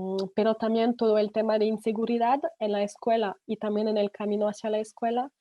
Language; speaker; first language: Spanish; non-native, fluent; French